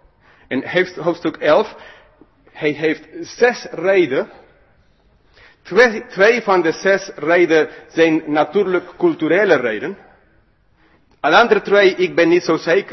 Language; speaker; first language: Dutch; non-native, fluent; English